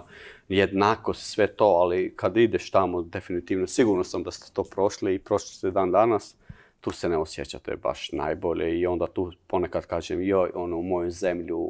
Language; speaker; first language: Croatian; non-native, learner; Albanian